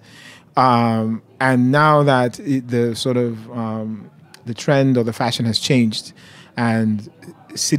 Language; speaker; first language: English; non-native, local second language; Yoruba